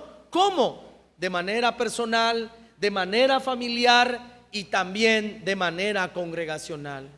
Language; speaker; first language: Spanish; native; Spanish